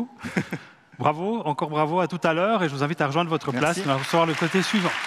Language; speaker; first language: French; native; French